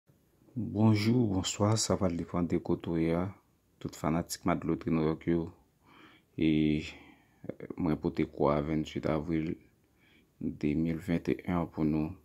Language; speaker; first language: French; non-native, learner; Haitian Creole